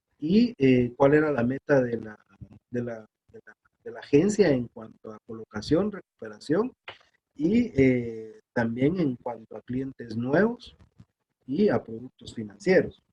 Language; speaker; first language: Spanish; native; Spanish